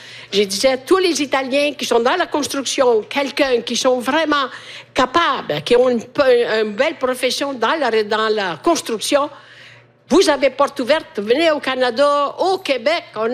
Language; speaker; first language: French; native; French